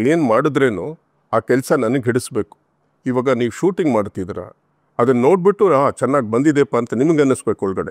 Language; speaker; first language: Kannada; non-native, local second language; Tamil